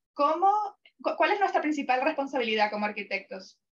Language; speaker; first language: Spanish; non-native, fluent; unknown